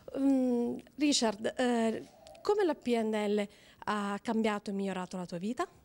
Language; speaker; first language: Italian; native; Italian